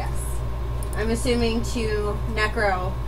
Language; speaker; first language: English; native; English